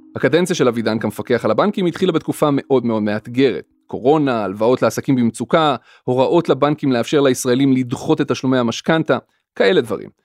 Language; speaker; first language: Hebrew; native; Hebrew